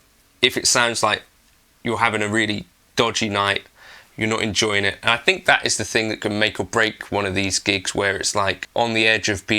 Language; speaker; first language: English; native; English